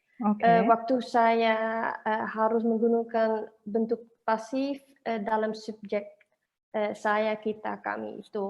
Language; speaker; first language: Indonesian; non-native, learner; Dutch